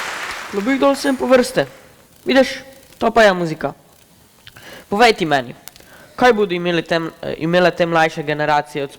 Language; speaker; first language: Slovenian; native; Slovenian